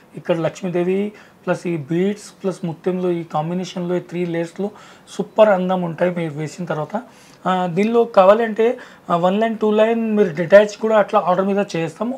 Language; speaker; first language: Telugu; early bilingual, other home language; Hindi